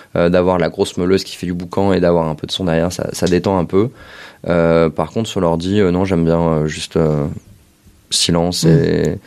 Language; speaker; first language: French; native; French